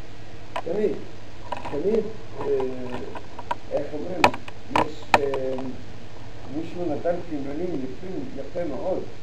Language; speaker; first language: Hebrew; early bilingual, other home language; Arabic